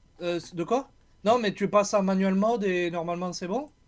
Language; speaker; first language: French; native; French